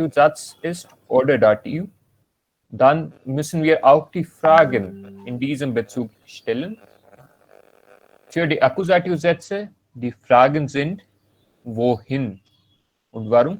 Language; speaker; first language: German; non-native, learner; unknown